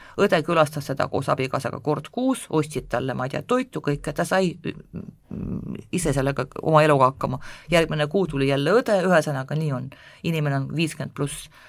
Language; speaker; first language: Estonian; non-native, local second language; Russian